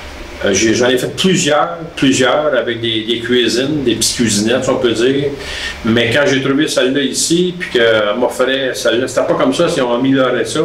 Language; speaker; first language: French; native; French